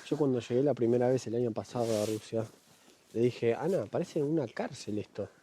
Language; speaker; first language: Spanish; native; Spanish